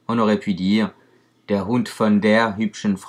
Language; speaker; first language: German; non-native, fluent; French